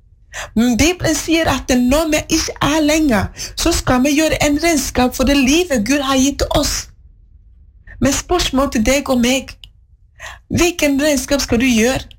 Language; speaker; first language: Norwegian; non-native, learner; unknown